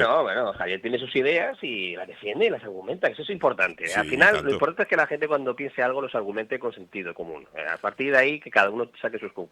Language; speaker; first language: Spanish; native; Spanish